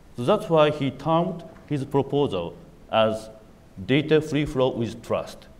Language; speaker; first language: English; non-native, fluent; Japanese